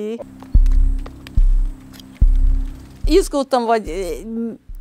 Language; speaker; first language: Hungarian; early bilingual, heritage; Hungarian